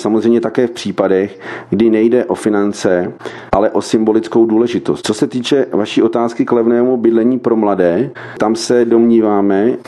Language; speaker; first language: Czech; native; Czech